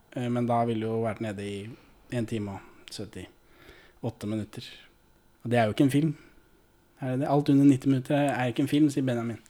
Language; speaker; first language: Norwegian; native; Norwegian